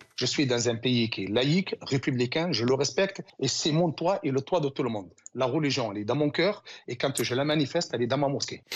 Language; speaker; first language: French; non-native, local second language; Arabic